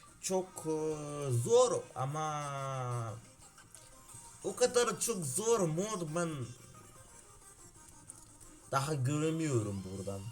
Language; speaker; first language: Turkish; non-native, learner; Ukrainian